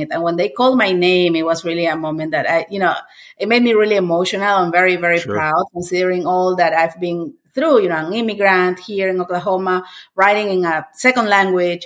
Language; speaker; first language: English; non-native, fluent; Spanish